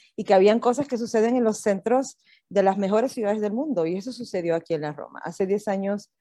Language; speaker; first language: Spanish; native; Spanish